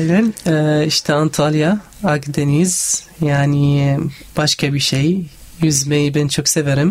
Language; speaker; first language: Turkish; non-native, learner; Arabic